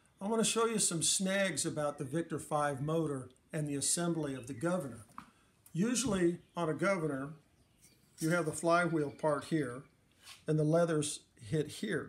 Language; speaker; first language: English; native; English